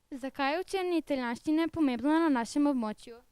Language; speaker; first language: Slovenian; native; Slovenian